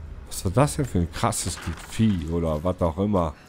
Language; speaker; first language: German; native; German